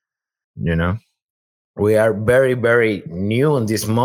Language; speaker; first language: English; non-native, learner; Spanish